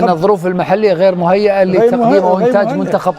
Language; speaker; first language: Arabic; native; Arabic